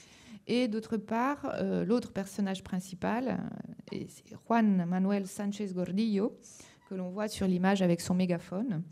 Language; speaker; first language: French; native; French